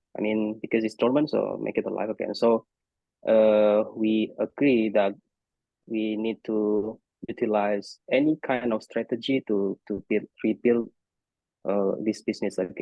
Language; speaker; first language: English; non-native, fluent; Indonesian